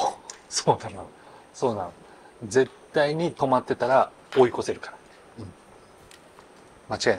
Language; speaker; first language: Japanese; native; Japanese